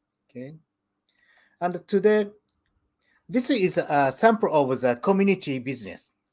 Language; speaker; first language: English; non-native, learner; Japanese